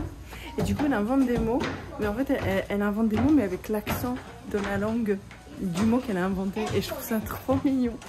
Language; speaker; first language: French; native; French